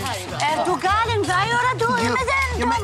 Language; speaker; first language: Swedish; non-native, learner; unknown